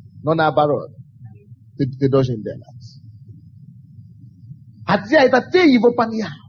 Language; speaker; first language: Russian; non-native, fluent; Yoruba